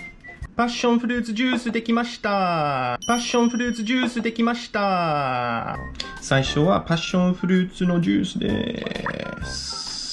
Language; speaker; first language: Japanese; non-native, fluent; English